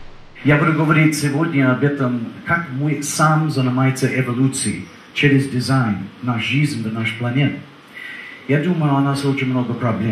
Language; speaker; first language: Russian; non-native, learner; English